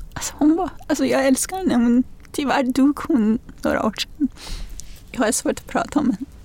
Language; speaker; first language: Swedish; non-native, fluent; Persian